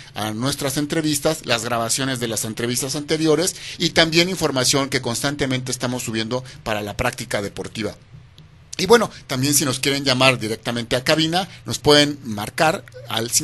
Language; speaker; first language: Spanish; native; Spanish